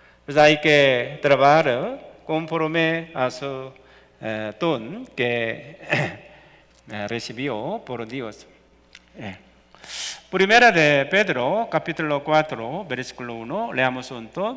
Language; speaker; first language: Spanish; non-native, fluent; Korean